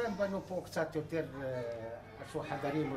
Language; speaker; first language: Hebrew; non-native, local second language; Armenian